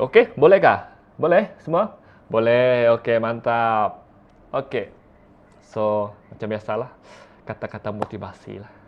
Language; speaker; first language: Malay; non-native, local second language; Iban